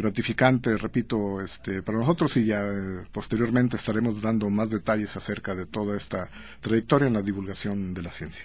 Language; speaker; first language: Spanish; native; Spanish